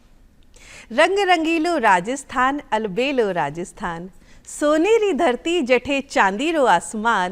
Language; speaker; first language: Hindi; native; Hindi